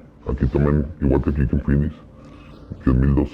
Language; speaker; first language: Spanish; native; Spanish